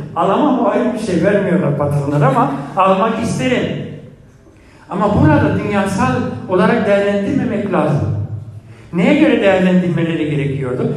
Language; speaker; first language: Turkish; non-native, fluent; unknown